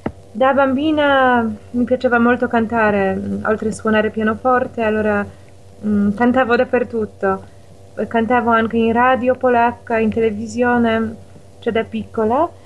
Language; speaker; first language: Italian; non-native, fluent; Polish